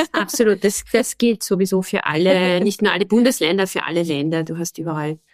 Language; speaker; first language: German; native; German